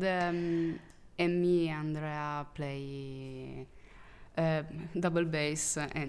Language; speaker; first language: English; non-native, learner; Italian